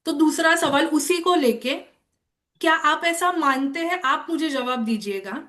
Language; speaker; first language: Hindi; non-native, local second language; Marathi